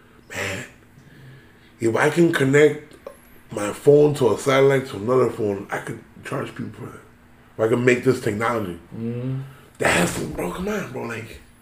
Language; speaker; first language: English; early bilingual, other home language; Spanish